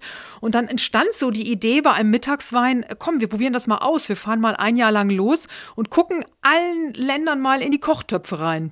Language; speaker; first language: German; native; German